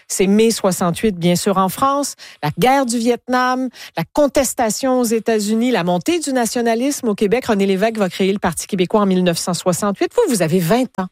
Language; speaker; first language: French; native; French